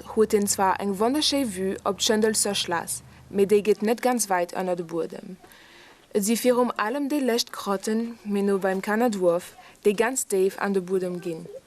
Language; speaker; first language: Luxembourgish; non-native, learner; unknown